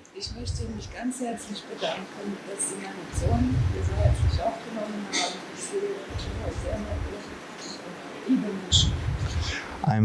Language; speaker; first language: German; non-native, fluent; Polish